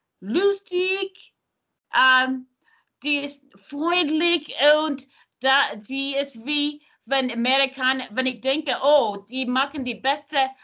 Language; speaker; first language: German; non-native, learner; English